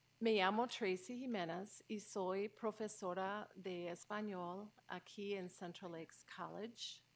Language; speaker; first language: Spanish; non-native, fluent; English